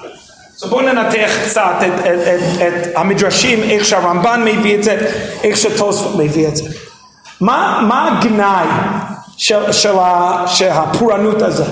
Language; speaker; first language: Hebrew; non-native, fluent; English